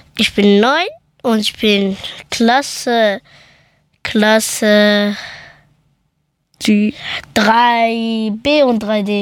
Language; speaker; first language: German; early bilingual, other home language; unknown